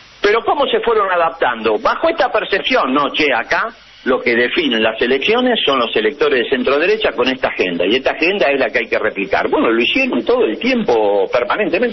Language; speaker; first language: Spanish; native; Spanish